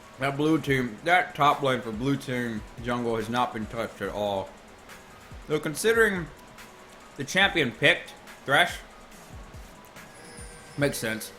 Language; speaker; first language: English; native; English